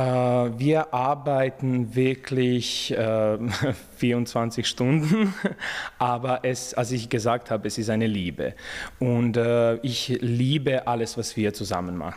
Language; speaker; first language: German; non-native, fluent; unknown